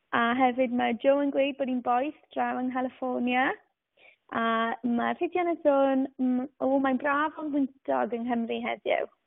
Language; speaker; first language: Welsh; native; Welsh